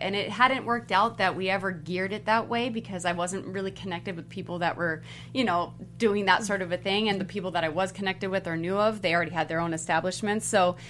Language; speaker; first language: English; native; English